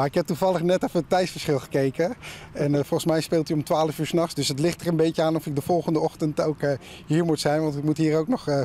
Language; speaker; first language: Dutch; native; Dutch